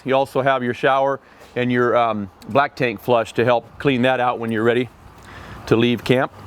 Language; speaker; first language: English; native; English